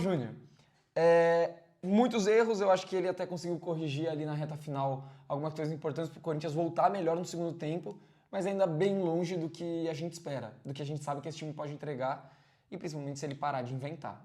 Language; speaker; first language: Portuguese; native; Portuguese